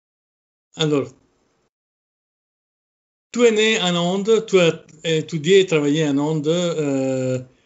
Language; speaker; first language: French; non-native, fluent; Italian